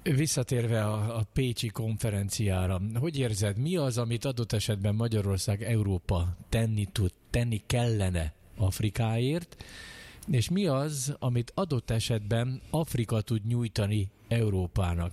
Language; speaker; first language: Hungarian; native; Hungarian